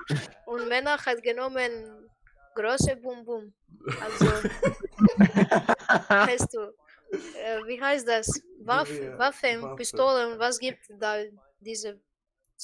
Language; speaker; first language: German; non-native, learner; Croatian